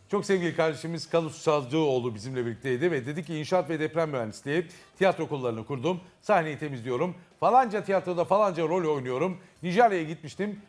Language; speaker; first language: Turkish; native; Turkish